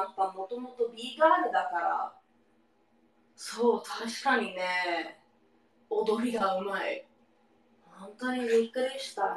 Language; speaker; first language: Japanese; non-native, learner; English